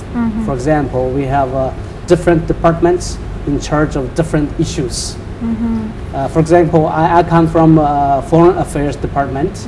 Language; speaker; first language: English; non-native, fluent; Chinese